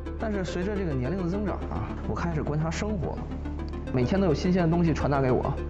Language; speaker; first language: Chinese; native; Chinese